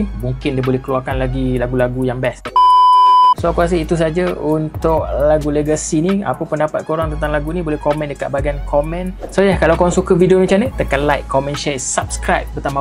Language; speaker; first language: Malay; native; Malay